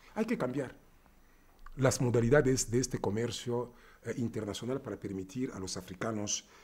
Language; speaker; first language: Spanish; non-native, fluent; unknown